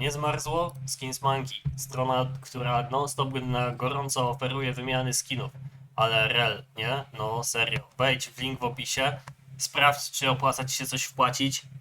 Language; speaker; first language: Polish; native; Polish